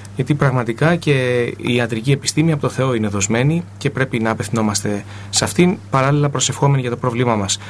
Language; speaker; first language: Greek; native; Greek